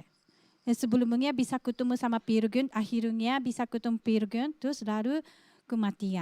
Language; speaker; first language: Indonesian; non-native, fluent; Japanese